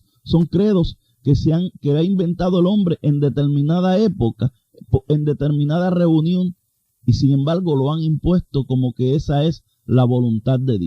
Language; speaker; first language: Spanish; native; Spanish